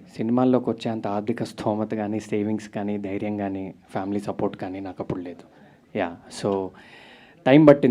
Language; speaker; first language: Telugu; native; Telugu